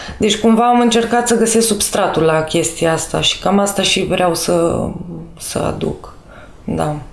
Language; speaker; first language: Romanian; native; Romanian